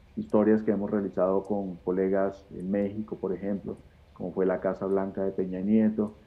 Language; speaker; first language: Spanish; native; Spanish